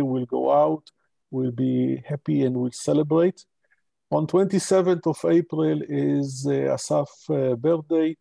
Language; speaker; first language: English; non-native, local second language; Hebrew